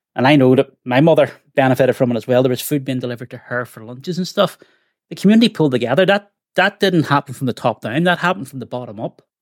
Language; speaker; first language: English; native; English